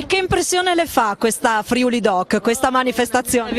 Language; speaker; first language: Italian; native; Italian